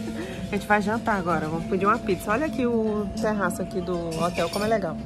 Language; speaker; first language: Portuguese; native; Portuguese